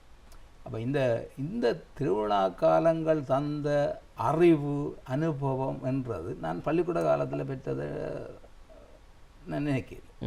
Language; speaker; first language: Tamil; native; Tamil